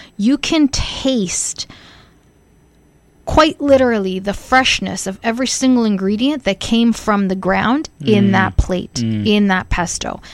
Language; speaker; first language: English; early bilingual, other home language; Italian